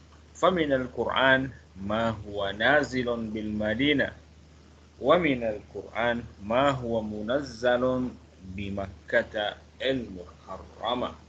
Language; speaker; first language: Arabic; non-native, fluent; Malay